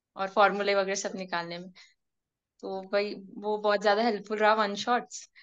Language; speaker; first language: Hindi; non-native, local second language; Marathi